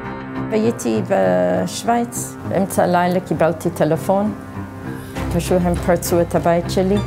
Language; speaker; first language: Hebrew; non-native, fluent; English